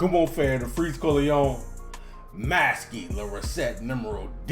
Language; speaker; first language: French; non-native, learner; English